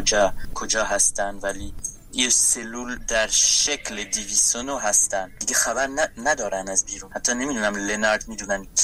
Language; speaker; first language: Persian; non-native, fluent; French